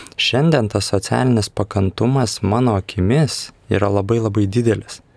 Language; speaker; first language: Lithuanian; native; Lithuanian